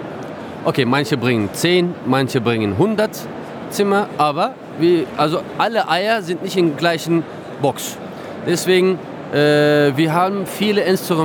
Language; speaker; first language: German; non-native, fluent; Turkish